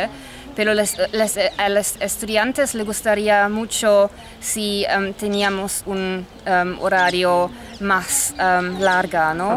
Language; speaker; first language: Spanish; non-native, fluent; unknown